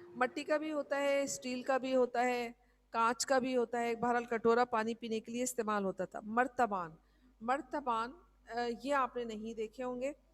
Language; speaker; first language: Urdu; native; Urdu